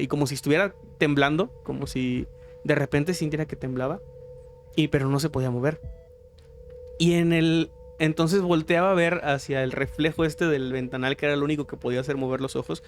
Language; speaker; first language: Spanish; native; Spanish